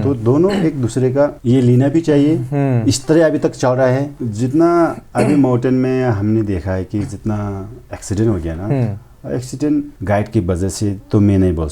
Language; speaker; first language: Hindi; non-native, fluent; Sherpa